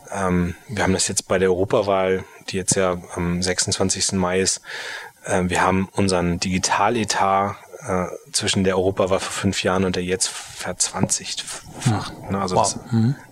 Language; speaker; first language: German; native; German